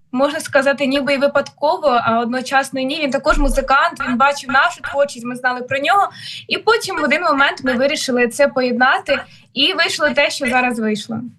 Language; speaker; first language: Ukrainian; native; Ukrainian